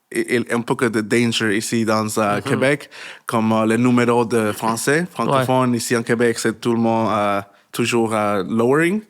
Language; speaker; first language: French; non-native, learner; Spanish